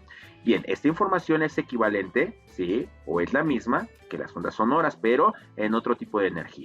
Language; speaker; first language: Spanish; native; Spanish